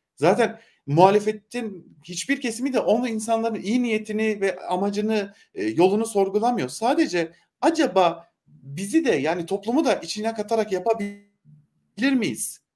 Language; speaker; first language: Turkish; native; Turkish